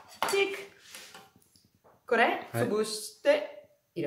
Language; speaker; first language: Japanese; non-native, learner; Italian